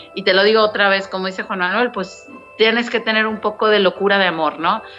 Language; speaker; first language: Spanish; native; Spanish